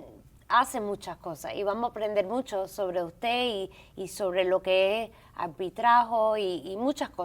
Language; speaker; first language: Spanish; early bilingual, heritage; English